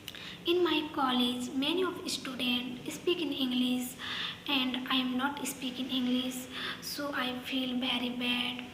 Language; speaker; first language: English; non-native, learner; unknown